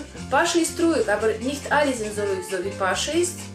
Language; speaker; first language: German; non-native, learner; Russian